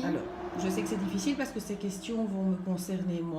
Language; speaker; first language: French; native; French